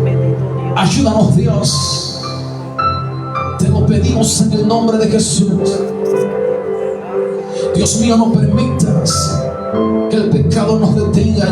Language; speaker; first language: Spanish; native; Spanish